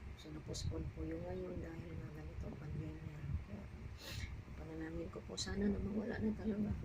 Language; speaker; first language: Filipino; non-native, local second language; Cebuano